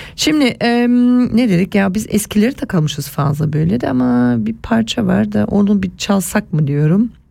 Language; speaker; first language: Turkish; early bilingual, heritage; Turkish